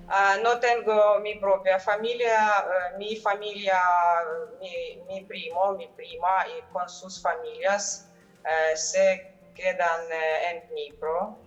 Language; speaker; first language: Spanish; non-native, fluent; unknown